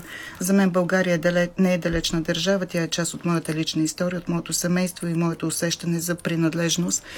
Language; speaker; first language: Bulgarian; native; Bulgarian